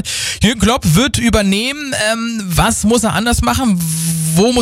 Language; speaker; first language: German; native; German